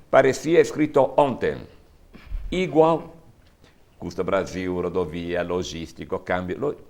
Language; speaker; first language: Portuguese; non-native, fluent; Italian